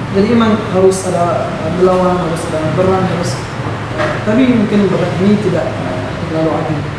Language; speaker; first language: Indonesian; non-native, fluent; Arabic